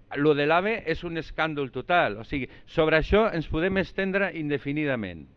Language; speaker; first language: Catalan; non-native, local second language; Spanish